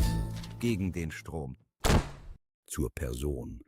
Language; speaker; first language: German; native; German